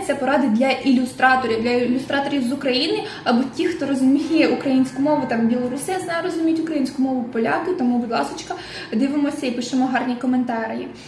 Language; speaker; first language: Ukrainian; non-native, local second language; Russian